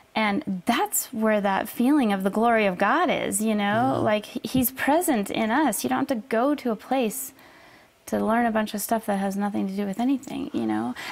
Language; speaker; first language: English; native; English